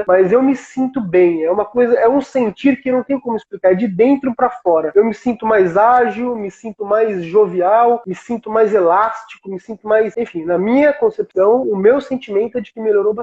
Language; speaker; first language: Portuguese; native; Portuguese